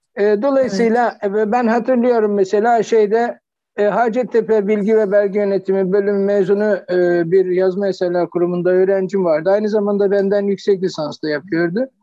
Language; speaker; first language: Turkish; native; Turkish